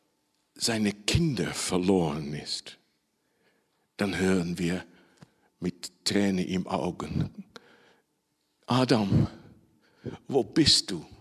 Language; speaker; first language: German; non-native, fluent; Dutch